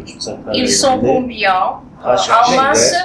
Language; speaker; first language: French; non-native, fluent; Russian